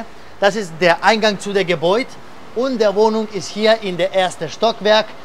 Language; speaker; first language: German; non-native, fluent; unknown